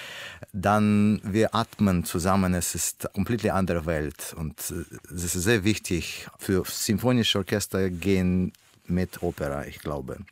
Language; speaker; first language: German; non-native, learner; Russian